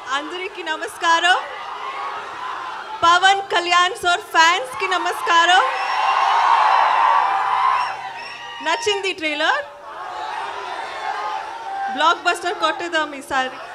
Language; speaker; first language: Telugu; non-native, learner; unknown